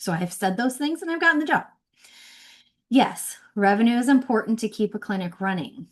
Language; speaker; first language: English; native; English